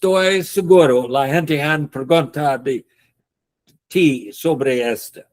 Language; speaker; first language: Spanish; non-native, learner; English